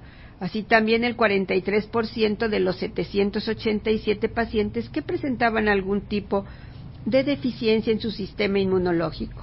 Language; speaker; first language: Spanish; native; Spanish